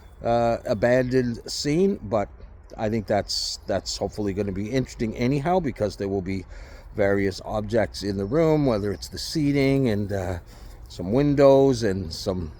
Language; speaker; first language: English; native; English